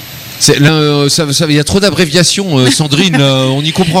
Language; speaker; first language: French; native; French